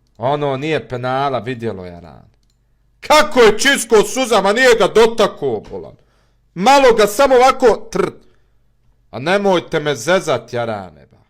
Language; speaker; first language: Bosnian; native; Bosnian